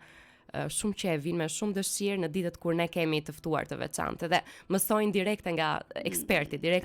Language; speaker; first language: Albanian; native; Albanian